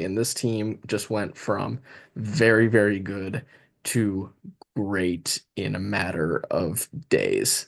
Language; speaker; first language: English; native; English